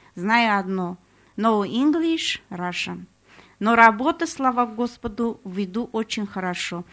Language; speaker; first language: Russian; non-native, fluent; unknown